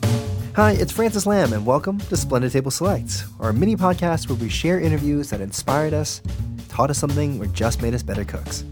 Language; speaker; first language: English; native; English